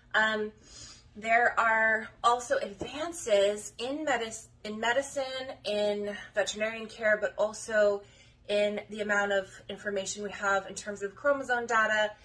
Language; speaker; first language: English; native; English